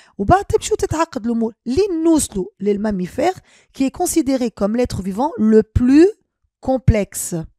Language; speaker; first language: French; non-native, local second language; Arabic